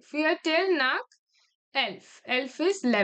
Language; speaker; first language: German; non-native, learner; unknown